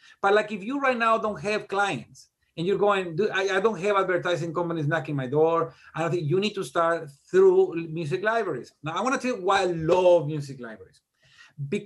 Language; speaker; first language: English; non-native, fluent; Spanish